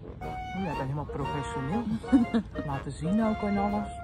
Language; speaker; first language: Dutch; native; Dutch